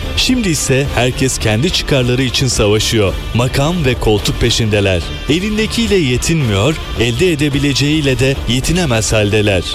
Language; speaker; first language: Turkish; native; Turkish